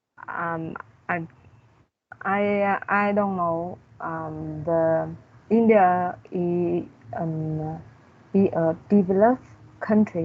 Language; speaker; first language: English; non-native, learner; Vietnamese